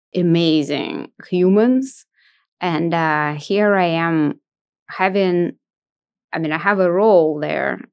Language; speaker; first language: English; non-native, fluent; Russian